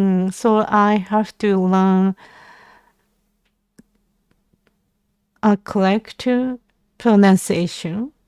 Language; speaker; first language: English; non-native, learner; Japanese